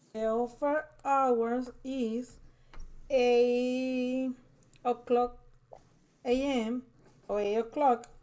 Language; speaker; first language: English; non-native, learner; Spanish